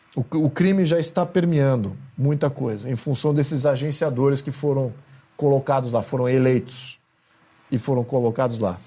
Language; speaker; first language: Portuguese; native; Portuguese